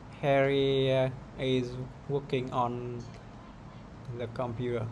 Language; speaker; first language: English; non-native, learner; Vietnamese